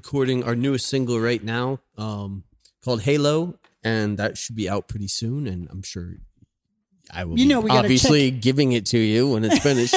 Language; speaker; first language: English; native; English